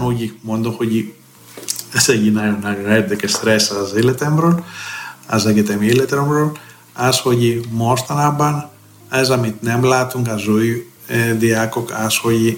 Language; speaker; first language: Hungarian; non-native, fluent; Greek